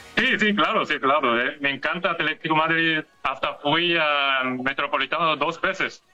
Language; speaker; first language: Spanish; non-native, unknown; Korean